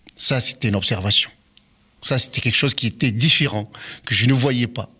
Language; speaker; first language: French; non-native, local second language; Arabic